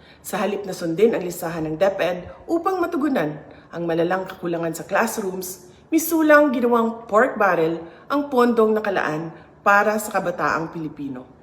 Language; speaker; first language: Filipino; native; Filipino